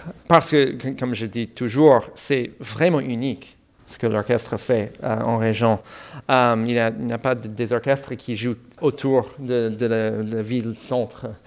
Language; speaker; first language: French; non-native, fluent; English